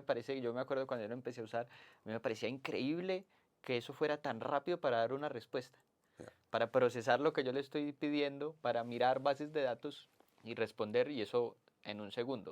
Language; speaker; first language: Spanish; native; Spanish